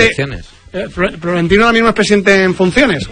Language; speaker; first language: Spanish; native; Spanish